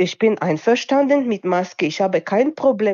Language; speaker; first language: German; non-native, local second language; Bulgarian